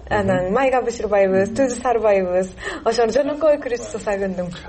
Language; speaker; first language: Kyrgyz; non-native, learner; Japanese